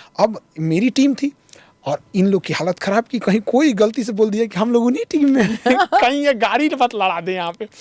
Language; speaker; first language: Hindi; native; Hindi